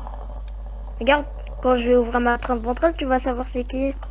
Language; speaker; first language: French; native; French